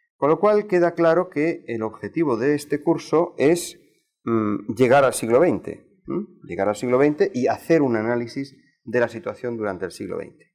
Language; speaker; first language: Spanish; native; Spanish